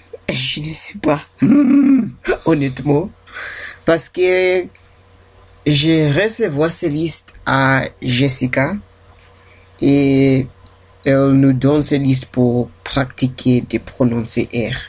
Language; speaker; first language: French; non-native, learner; English